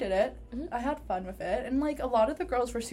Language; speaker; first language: English; early bilingual, other home language; Spanish